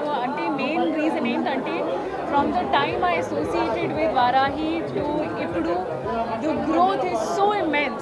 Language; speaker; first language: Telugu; non-native, local second language; Hindi